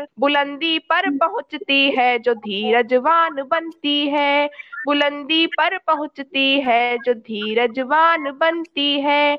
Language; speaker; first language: Hindi; native; Hindi